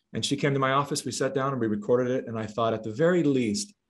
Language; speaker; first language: English; native; English